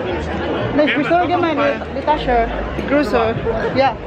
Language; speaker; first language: German; non-native, learner; Filipino